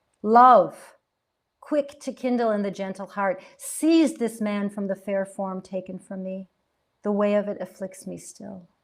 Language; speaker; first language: English; native; English